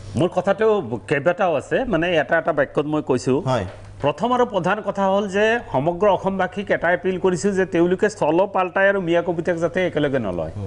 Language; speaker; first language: Assamese; non-native, local second language; Bangla